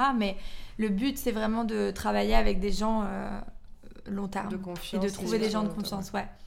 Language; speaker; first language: French; native; French